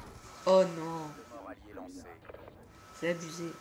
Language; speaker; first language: French; native; French